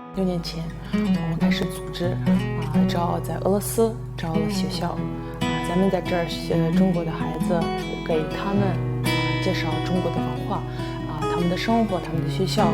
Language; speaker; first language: Chinese; non-native, fluent; Russian